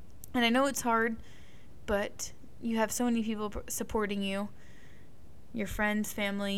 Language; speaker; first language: English; native; English